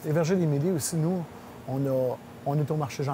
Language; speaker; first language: French; native; French